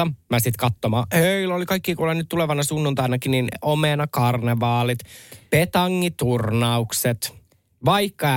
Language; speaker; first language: Finnish; native; Finnish